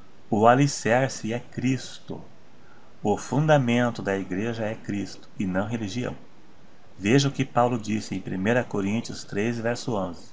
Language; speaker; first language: Portuguese; native; Portuguese